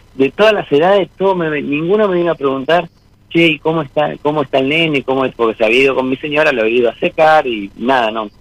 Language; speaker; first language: Spanish; native; Spanish